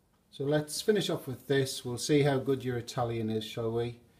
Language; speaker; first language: English; native; English